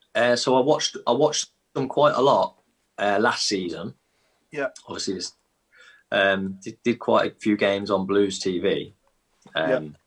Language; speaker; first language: English; native; English